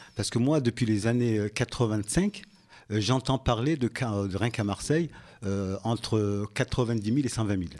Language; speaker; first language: French; early bilingual, other home language; Ngazidja Comorian